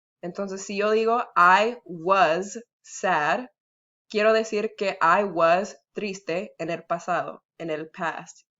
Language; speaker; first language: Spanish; early bilingual, heritage; Spanish